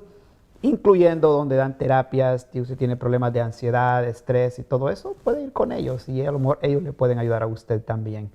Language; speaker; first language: Spanish; native; Spanish